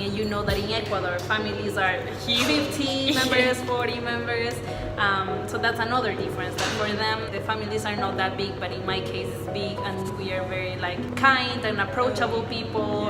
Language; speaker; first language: English; non-native, fluent; Spanish